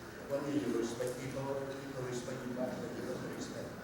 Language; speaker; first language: English; non-native, learner; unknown